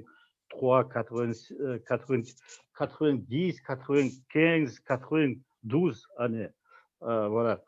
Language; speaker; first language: French; non-native, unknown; Kazakh